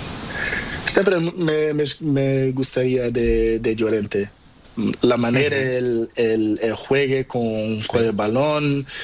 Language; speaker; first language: Spanish; non-native, local second language; Portuguese